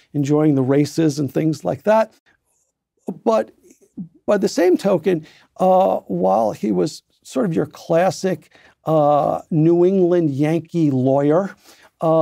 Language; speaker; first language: English; native; English